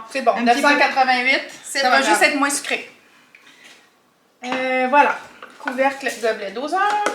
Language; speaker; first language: French; native; French